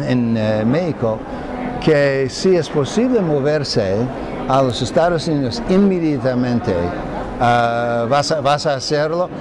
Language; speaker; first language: Spanish; non-native, fluent; English